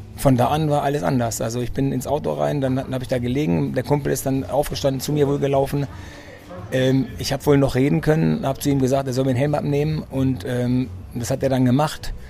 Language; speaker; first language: German; early bilingual, other home language; Greek